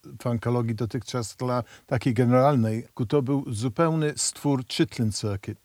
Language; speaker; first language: Polish; early bilingual, heritage; Polish